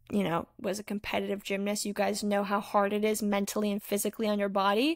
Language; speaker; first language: English; native; English